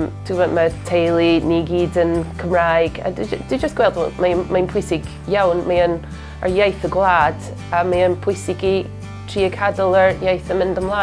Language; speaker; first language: Welsh; non-native, learner; English